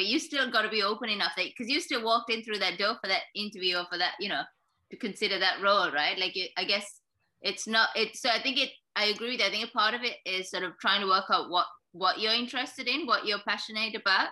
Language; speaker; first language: English; non-native, local second language; Sinhala